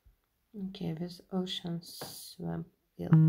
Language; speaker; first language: English; non-native, learner; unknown